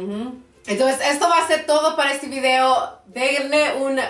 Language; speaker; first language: Spanish; early bilingual, heritage; English